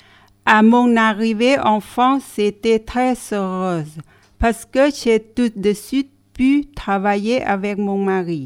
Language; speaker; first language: French; non-native, learner; Thai